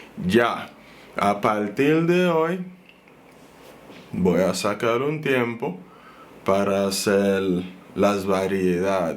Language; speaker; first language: Spanish; non-native, fluent; Haitian Creole